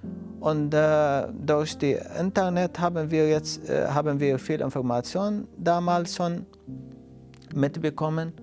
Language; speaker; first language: German; non-native, fluent; Arabic